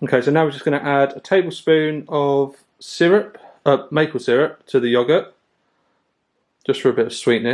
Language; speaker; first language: English; native; English